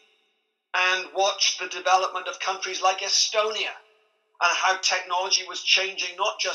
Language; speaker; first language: English; native; English